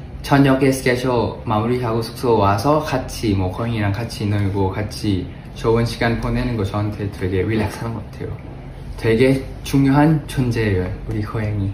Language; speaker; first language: Korean; non-native, fluent; Thai